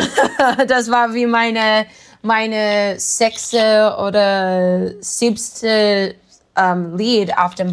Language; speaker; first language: German; non-native, learner; English